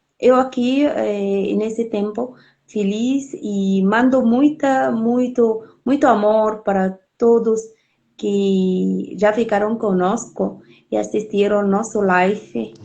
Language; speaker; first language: Portuguese; non-native, fluent; Arabic